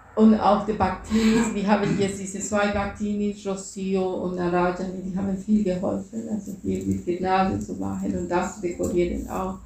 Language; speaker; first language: German; non-native, fluent; Spanish